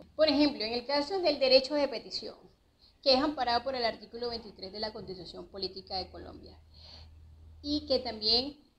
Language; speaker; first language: Spanish; native; Spanish